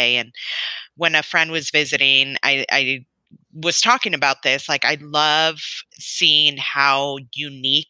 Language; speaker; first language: English; native; English